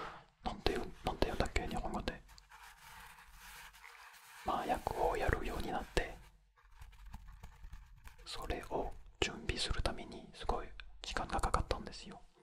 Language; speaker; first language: Japanese; non-native, fluent; French